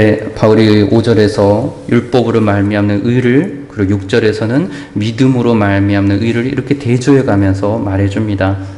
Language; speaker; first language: Korean; native; Korean